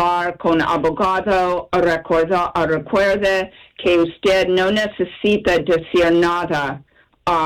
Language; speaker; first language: Spanish; non-native, fluent; English